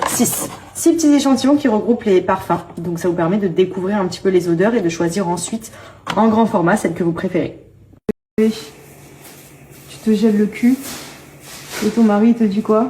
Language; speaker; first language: French; native; French